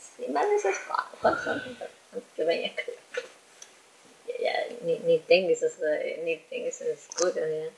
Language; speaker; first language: Spanish; non-native, learner; Portuguese